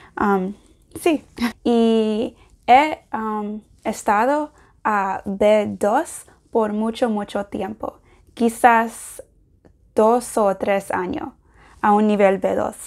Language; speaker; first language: Spanish; non-native, learner; English